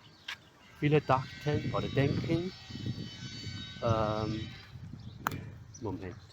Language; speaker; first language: German; non-native, fluent; Chinese